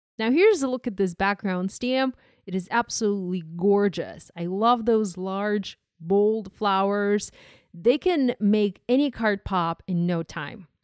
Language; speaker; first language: English; non-native, fluent; Ukrainian